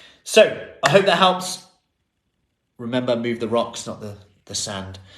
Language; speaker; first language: English; native; English